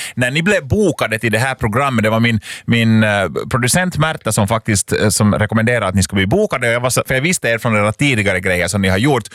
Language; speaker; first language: Swedish; native; Swedish